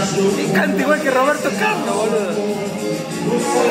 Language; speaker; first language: Spanish; native; Spanish